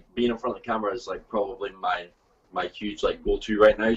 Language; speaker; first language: English; native; English